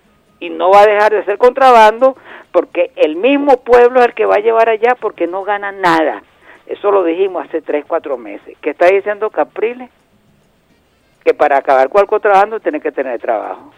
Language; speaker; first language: Spanish; native; Spanish